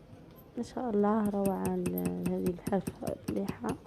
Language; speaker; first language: Arabic; native; Arabic